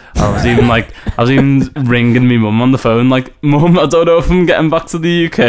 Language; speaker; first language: English; native; English